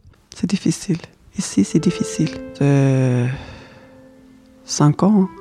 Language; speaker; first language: French; non-native, learner; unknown